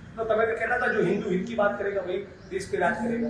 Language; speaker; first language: Hindi; non-native, local second language; Gujarati